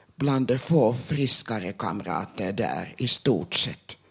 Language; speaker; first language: Swedish; non-native, local second language; Finnish